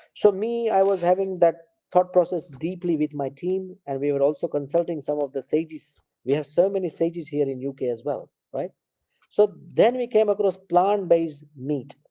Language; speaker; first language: English; non-native, local second language; Gujarati